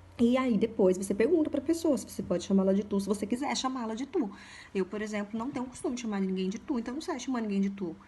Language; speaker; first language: Portuguese; native; Portuguese